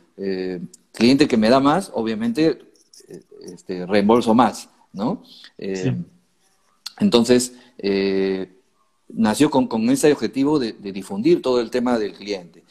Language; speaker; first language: Spanish; native; Spanish